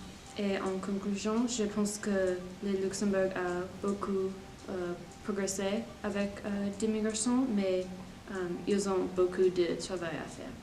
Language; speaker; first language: French; non-native, learner; English